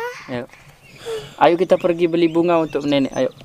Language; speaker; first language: Indonesian; native; Indonesian